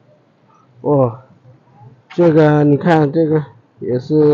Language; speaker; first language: Chinese; non-native, fluent; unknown